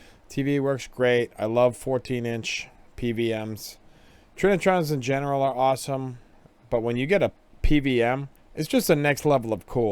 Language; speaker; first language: English; native; English